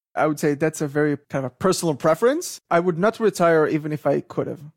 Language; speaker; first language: English; non-native, fluent; Hebrew